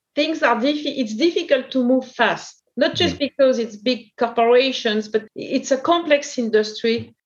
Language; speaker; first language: English; non-native, fluent; French